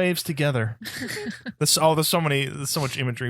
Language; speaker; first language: English; native; English